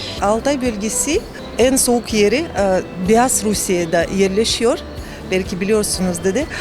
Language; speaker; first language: Turkish; non-native, learner; Russian